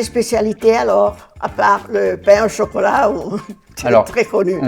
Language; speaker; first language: French; non-native, fluent; Italian